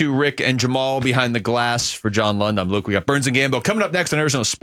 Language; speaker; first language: English; native; English